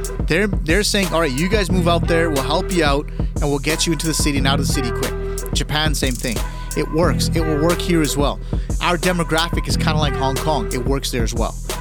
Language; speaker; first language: English; early bilingual, other home language; Punjabi